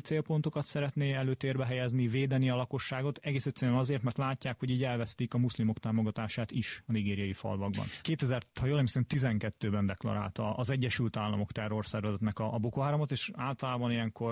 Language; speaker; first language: Hungarian; native; Hungarian